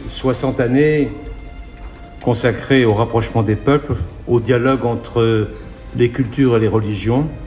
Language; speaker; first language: French; native; French